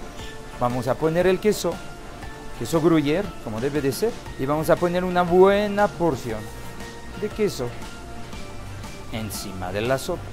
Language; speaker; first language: Spanish; non-native, fluent; French